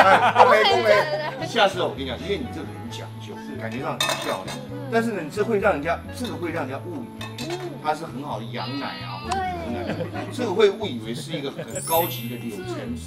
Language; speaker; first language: Chinese; native; Chinese